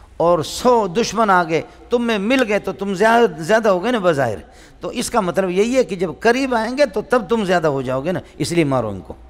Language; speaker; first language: Urdu; non-native, local second language; Baluchi